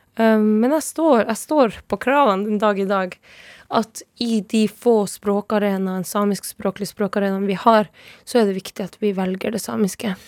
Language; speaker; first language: Norwegian; non-native, local second language; Northern Sami